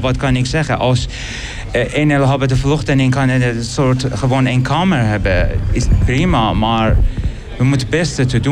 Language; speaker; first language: Dutch; non-native, learner; Persian